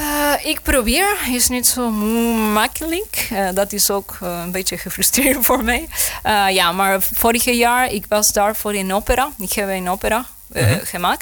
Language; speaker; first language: Dutch; non-native, learner; Spanish